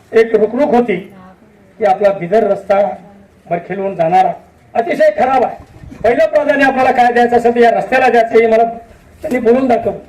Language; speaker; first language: Marathi; native; Marathi